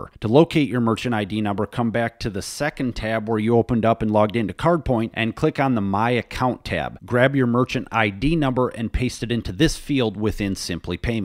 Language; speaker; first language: English; native; English